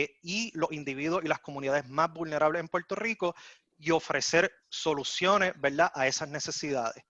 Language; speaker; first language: Spanish; native; Spanish